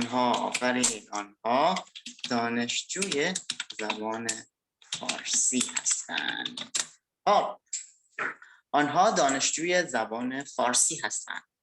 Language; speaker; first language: Persian; non-native, fluent; Indonesian